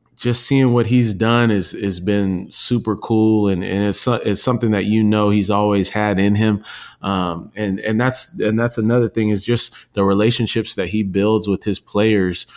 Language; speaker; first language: English; native; English